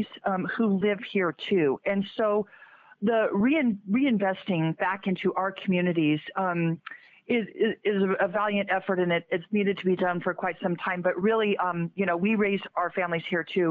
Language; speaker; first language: English; native; English